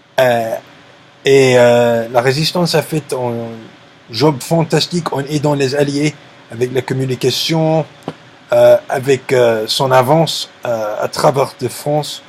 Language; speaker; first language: French; non-native, learner; English